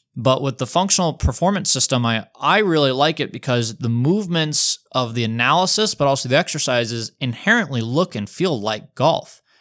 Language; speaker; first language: English; native; English